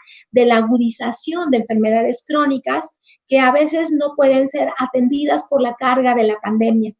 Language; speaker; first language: Spanish; native; Spanish